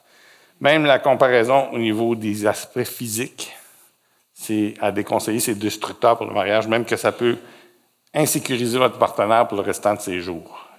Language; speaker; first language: French; native; French